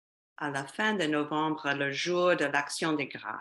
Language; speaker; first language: French; non-native, fluent; English